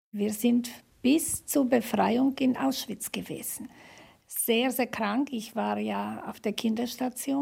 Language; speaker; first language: German; non-native, fluent; Slovak